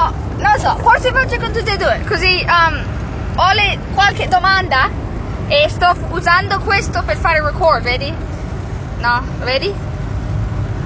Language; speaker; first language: Italian; non-native, learner; English